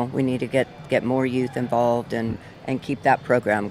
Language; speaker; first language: English; native; English